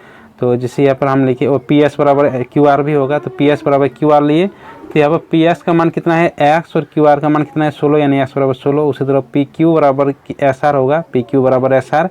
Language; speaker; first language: Hindi; native; Hindi